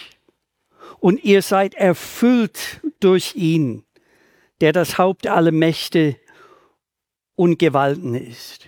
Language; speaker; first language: German; non-native, fluent; English